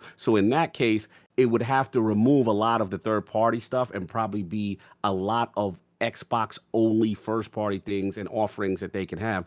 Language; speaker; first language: English; native; English